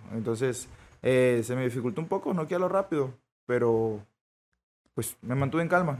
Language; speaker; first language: Spanish; native; Spanish